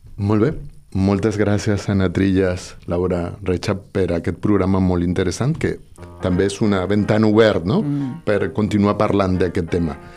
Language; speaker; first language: Catalan; non-native, local second language; Spanish